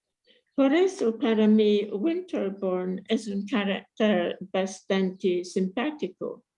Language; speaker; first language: Spanish; non-native, fluent; English